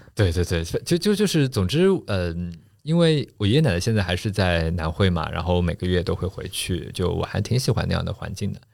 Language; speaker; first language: Chinese; non-native, local second language; Wu Chinese